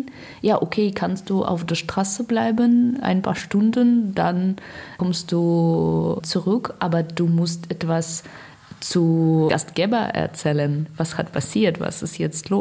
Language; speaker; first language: German; non-native, learner; Russian